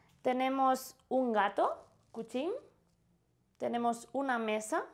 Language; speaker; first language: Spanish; non-native, fluent; Indonesian